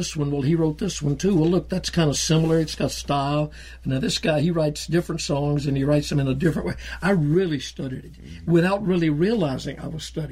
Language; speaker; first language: English; native; English